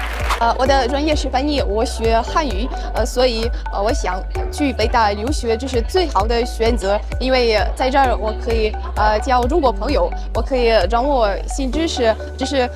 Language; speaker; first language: Chinese; non-native, learner; Russian